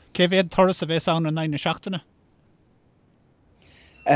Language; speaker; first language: Irish; native; Irish